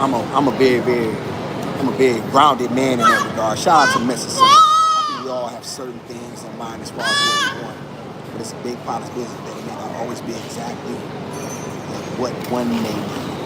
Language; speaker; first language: English; native; English